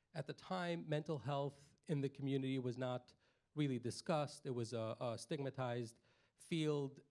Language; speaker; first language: English; native; English